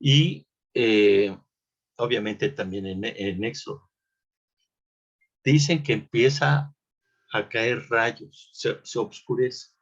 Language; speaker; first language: Spanish; native; Spanish